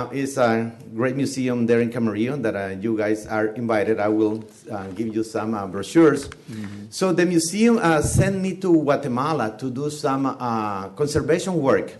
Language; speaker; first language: English; non-native, fluent; Spanish